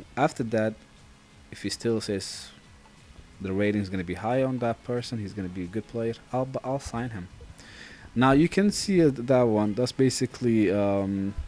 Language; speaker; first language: English; non-native, fluent; Dutch